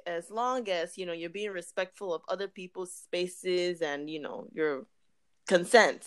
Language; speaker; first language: English; non-native, local second language; Igbo